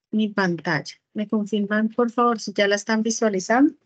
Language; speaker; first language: Spanish; native; Spanish